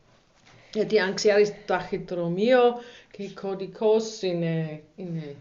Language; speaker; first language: Greek; non-native, learner; German